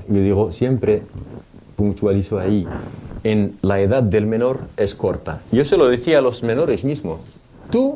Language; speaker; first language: Spanish; non-native, fluent; Arabic